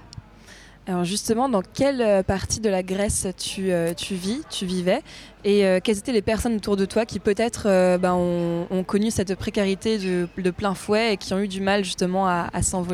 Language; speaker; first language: French; native; French